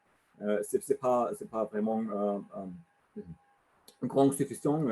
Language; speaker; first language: French; non-native, learner; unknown